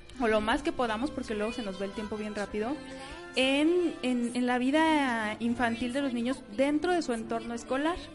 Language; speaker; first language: Spanish; native; Spanish